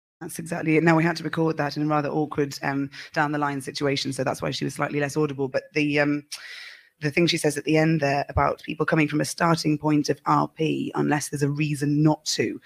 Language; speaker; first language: English; native; English